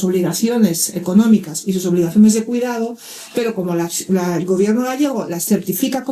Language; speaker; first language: Spanish; native; Spanish